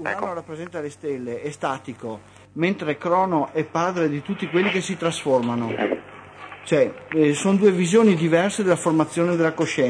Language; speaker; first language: Italian; native; Italian